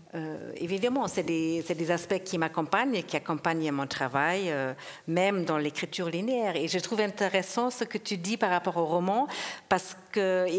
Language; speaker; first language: French; non-native, fluent; German